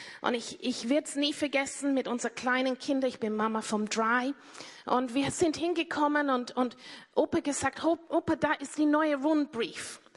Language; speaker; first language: German; non-native, fluent; English